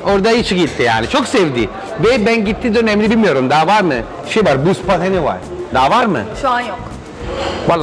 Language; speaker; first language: Turkish; non-native, learner; Italian